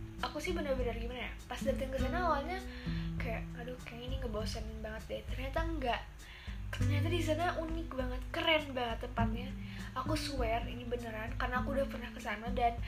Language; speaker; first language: Indonesian; native; Indonesian